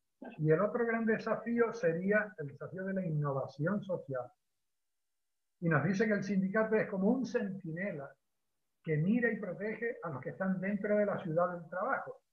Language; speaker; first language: Spanish; native; Spanish